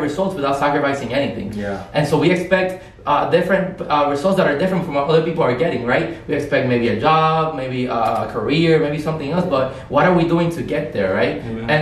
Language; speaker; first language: English; non-native, fluent; Spanish